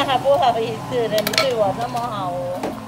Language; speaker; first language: Chinese; non-native, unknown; Thai